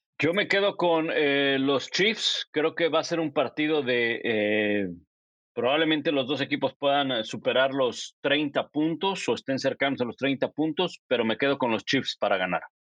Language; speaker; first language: Spanish; native; Spanish